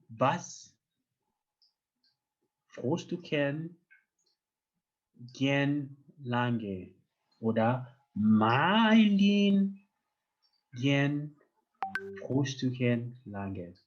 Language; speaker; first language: German; non-native, fluent; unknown